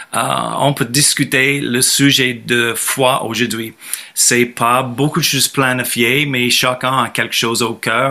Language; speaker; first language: French; non-native, fluent; English